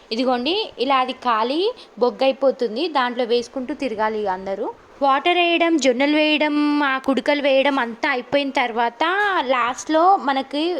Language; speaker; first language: Telugu; non-native, local second language; Lambadi